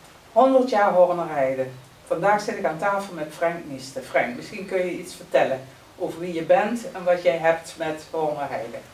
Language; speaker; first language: Dutch; native; Dutch